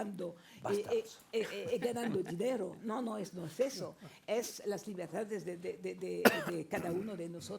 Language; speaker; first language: Spanish; non-native, fluent; French